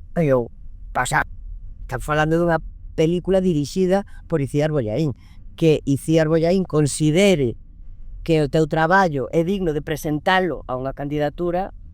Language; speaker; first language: Galician; non-native, local second language; Spanish